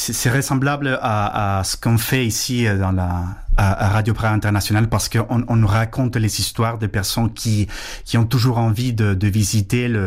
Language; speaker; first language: French; non-native, fluent; Spanish